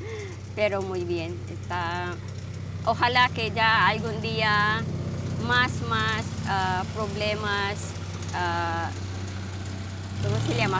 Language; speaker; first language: Spanish; non-native, fluent; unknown